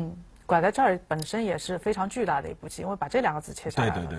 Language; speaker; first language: Chinese; native; Chinese